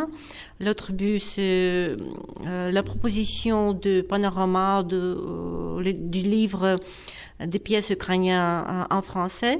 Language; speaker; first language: French; non-native, fluent; Ukrainian